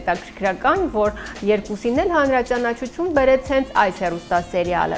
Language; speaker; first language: Armenian; native; Armenian